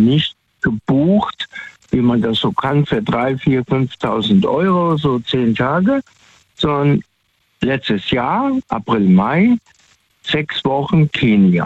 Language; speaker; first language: German; native; German